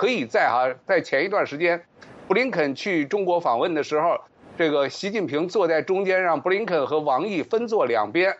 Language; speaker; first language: Chinese; native; Chinese